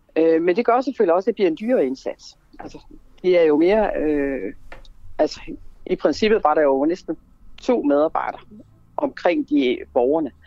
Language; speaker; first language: Danish; native; Danish